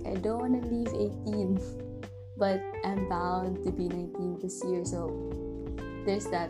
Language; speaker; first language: English; non-native, local second language; Cebuano